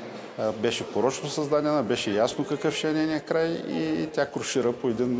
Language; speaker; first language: Bulgarian; native; Bulgarian